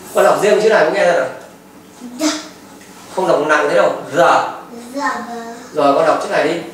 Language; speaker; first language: Vietnamese; native; Vietnamese